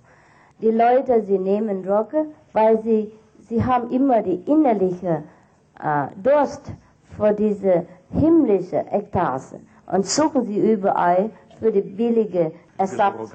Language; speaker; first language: German; non-native, fluent; Vietnamese